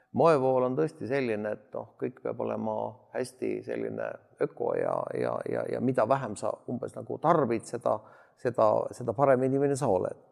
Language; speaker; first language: Estonian; native; Estonian